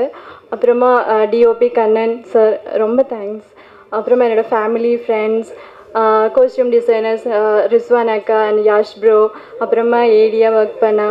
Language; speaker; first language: Tamil; non-native, learner; Malayalam